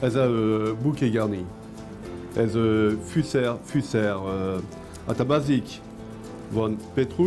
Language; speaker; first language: Hungarian; non-native, learner; French